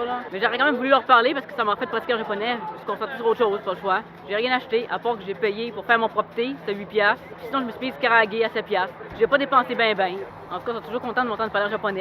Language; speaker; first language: French; native; French